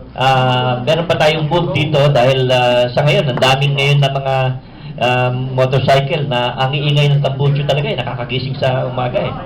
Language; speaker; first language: Filipino; native; Filipino